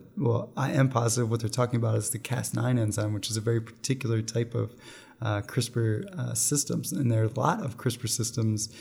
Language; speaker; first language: English; native; English